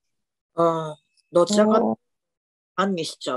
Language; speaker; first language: Japanese; native; Japanese